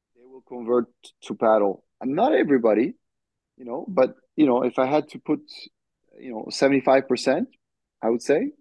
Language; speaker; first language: English; non-native, fluent; French